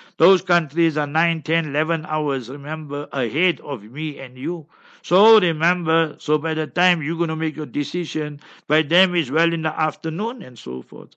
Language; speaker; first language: English; native; English